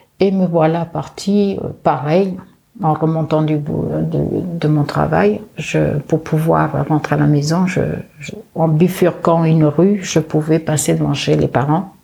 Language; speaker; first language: French; early bilingual, other home language; Portuguese